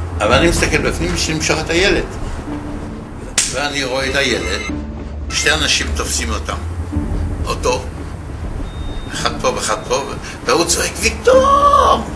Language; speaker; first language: Hebrew; non-native, fluent; French